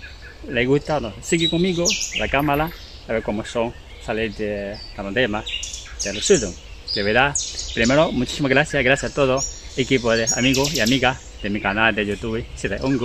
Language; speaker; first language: Spanish; non-native, learner; Chinese